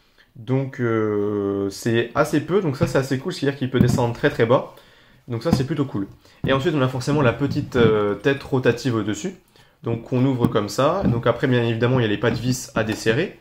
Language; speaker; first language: French; native; French